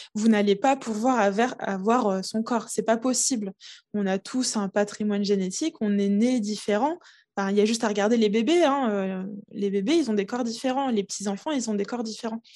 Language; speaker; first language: French; early bilingual, other home language; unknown